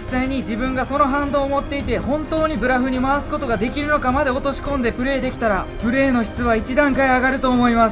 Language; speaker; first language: Japanese; native; Japanese